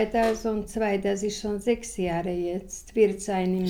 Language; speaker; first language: German; non-native, fluent; Slovak